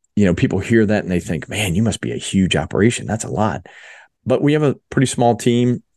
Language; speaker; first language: English; native; English